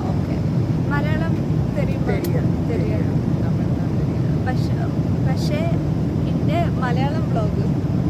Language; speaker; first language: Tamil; non-native, learner; Malayalam